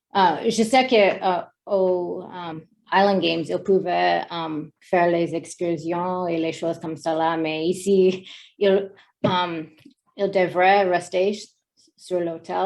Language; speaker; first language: French; non-native, learner; English